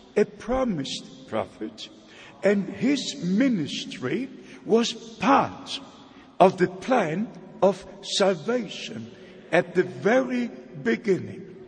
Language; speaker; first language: English; non-native, fluent; German